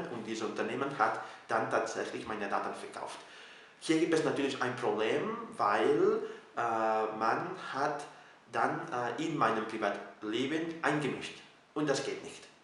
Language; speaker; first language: German; non-native, fluent; Catalan